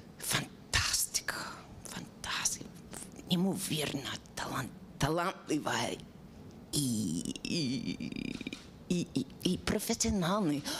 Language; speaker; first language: Ukrainian; non-native, learner; English